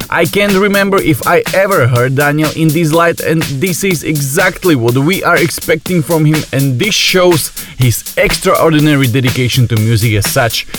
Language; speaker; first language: English; non-native, fluent; Slovak